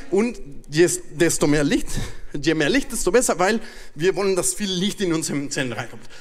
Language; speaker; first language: German; non-native, fluent; Spanish